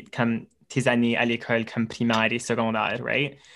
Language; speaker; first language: French; native; French